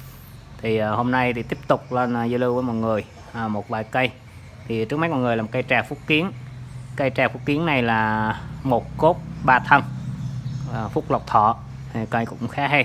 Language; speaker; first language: Vietnamese; native; Vietnamese